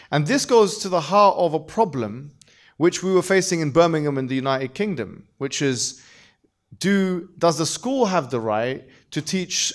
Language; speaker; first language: English; native; English